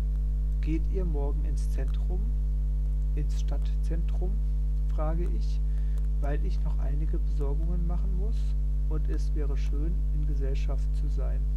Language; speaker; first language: German; non-native, fluent; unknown